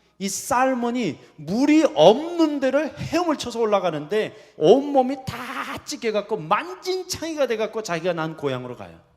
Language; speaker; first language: Korean; early bilingual, heritage; Korean